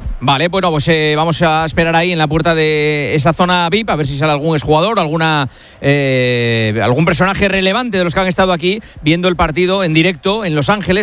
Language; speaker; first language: Spanish; native; Spanish